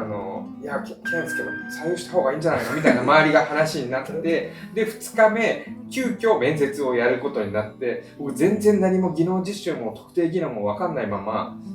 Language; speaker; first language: Japanese; native; Japanese